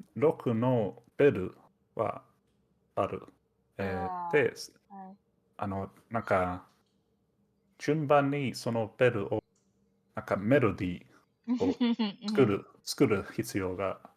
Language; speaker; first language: Japanese; non-native, fluent; Danish